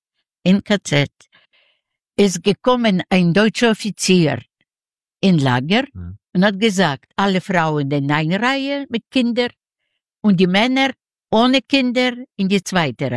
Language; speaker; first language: German; non-native, learner; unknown